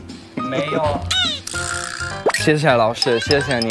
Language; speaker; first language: Chinese; non-native, learner; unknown